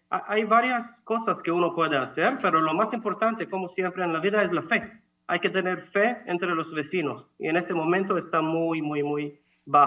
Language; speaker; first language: Spanish; non-native, fluent; Hebrew